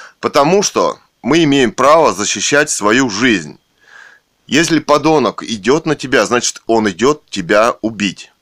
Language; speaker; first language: Russian; native; Russian